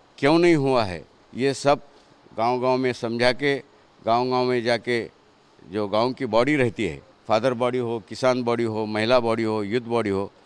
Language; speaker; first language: Hindi; non-native, local second language; Marathi